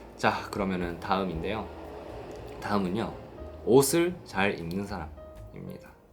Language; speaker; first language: Korean; non-native, fluent; Japanese